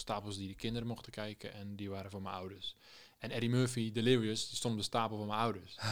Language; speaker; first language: Dutch; native; Dutch